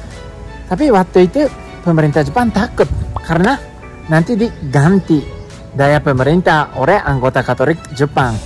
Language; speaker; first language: Indonesian; non-native, learner; Japanese